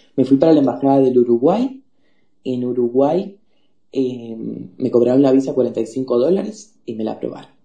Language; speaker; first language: Spanish; native; Spanish